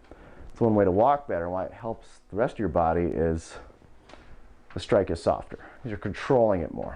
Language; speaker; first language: English; native; English